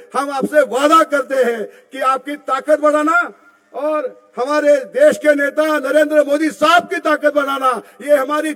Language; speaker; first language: Hindi; non-native, local second language; Marathi